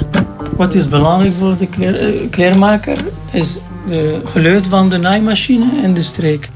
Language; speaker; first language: Dutch; non-native, learner; Arabic